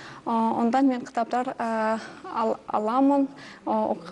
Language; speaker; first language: Kazakh; non-native, learner; Armenian